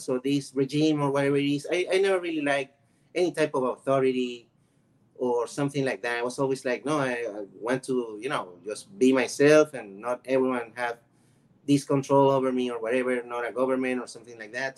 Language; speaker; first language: English; non-native, fluent; Spanish